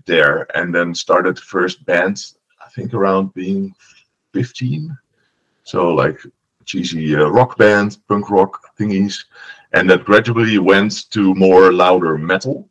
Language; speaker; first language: English; non-native, fluent; Dutch